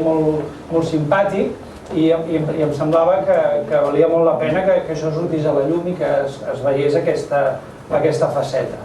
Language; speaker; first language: Catalan; native; Catalan